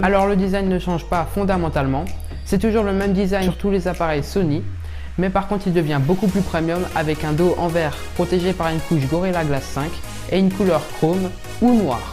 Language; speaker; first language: French; native; French